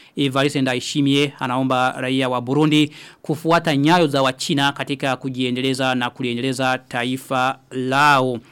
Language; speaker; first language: Swahili; non-native, local second language; Rundi